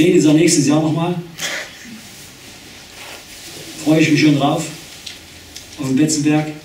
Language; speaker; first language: German; native; German